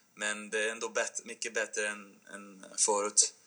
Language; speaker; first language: Swedish; non-native, fluent; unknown